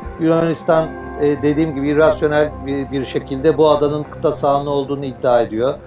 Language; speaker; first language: Turkish; native; Turkish